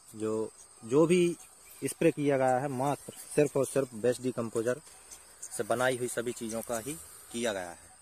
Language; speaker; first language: Hindi; native; Hindi